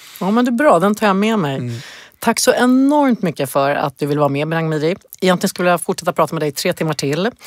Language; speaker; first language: Swedish; native; Swedish